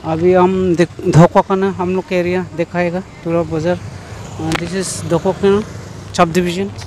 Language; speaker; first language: Hindi; non-native, local second language; Assamese